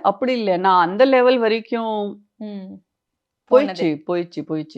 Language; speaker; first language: Tamil; non-native, fluent; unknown